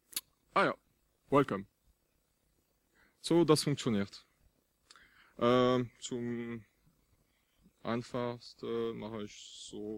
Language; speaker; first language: German; non-native, fluent; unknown